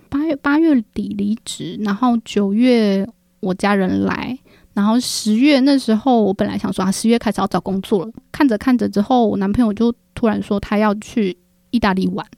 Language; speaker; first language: Chinese; native; Chinese